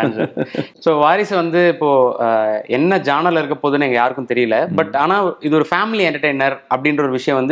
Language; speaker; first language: Tamil; native; Tamil